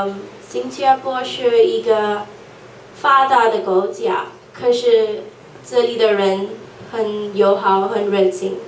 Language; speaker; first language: Chinese; non-native, local second language; Urdu